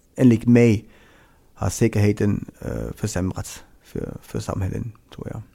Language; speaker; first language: Swedish; non-native, fluent; German